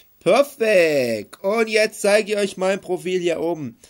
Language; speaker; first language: German; native; German